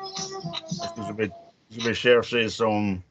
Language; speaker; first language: French; non-native, fluent; English